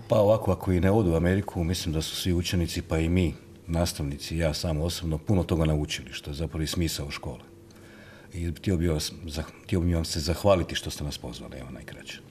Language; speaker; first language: Croatian; native; Croatian